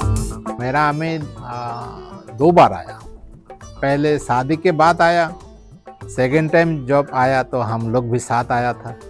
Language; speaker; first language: Hindi; early bilingual, heritage; Hindi